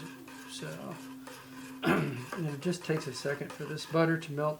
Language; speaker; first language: English; native; English